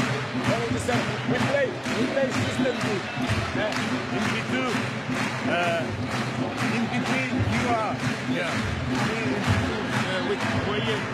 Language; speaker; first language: English; non-native, learner; Italian